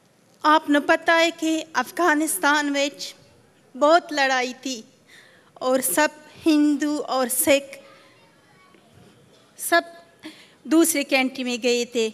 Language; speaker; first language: Hindi; non-native, learner; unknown